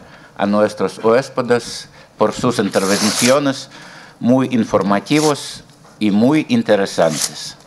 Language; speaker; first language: Spanish; non-native, fluent; Russian